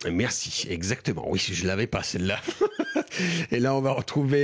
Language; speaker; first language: French; native; French